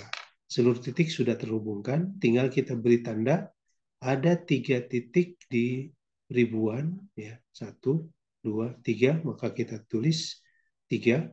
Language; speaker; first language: Indonesian; native; Indonesian